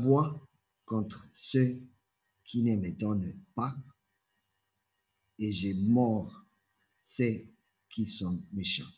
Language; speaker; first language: French; non-native, fluent; Spanish